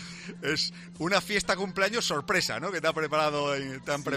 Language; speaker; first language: Spanish; native; Spanish